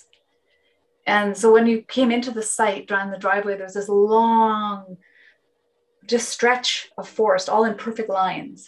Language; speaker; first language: English; non-native, fluent; Finnish